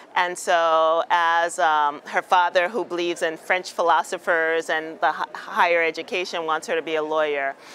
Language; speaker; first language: English; native; English